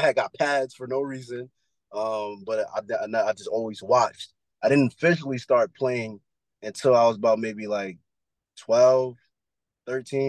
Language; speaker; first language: English; native; English